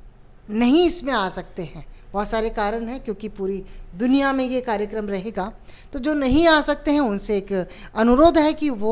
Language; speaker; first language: Hindi; native; Hindi